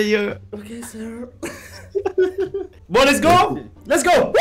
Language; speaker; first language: English; non-native, learner; French